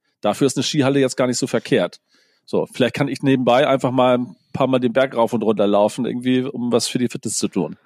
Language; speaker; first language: German; native; German